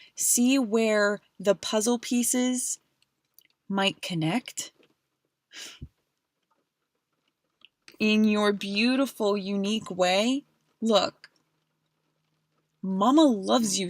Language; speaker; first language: English; native; English